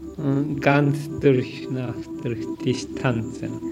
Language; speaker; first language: German; non-native, learner; Korean